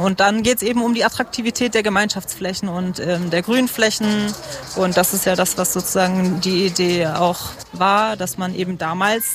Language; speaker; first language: German; native; German